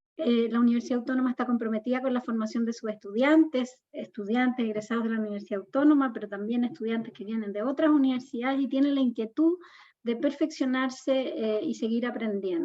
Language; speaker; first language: Spanish; native; Spanish